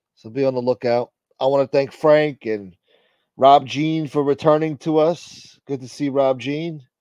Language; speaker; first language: English; native; English